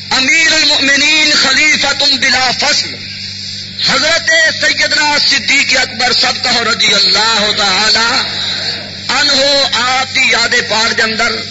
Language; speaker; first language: Urdu; non-native, local second language; Punjabi